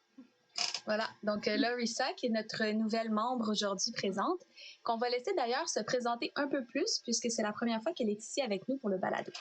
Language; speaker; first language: French; native; French